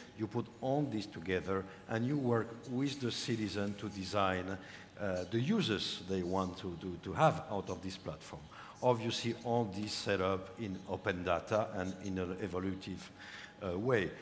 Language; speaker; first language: English; non-native, fluent; French